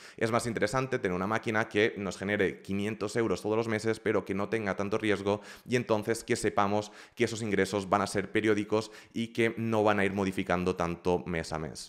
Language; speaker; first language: Spanish; native; Spanish